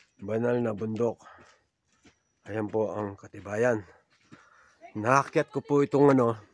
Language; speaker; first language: Filipino; non-native, local second language; Pampanga